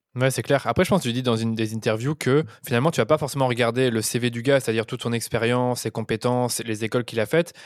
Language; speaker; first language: French; native; French